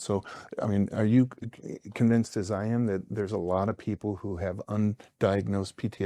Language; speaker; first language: English; native; English